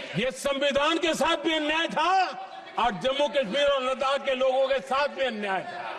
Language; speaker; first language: Hindi; non-native, local second language; Gujarati